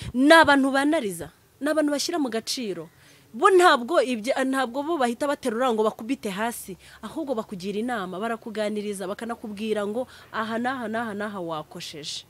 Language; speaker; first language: Kinyarwanda; early bilingual, heritage; Kinyarwanda